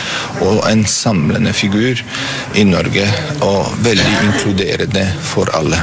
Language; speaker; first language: Norwegian; non-native, fluent; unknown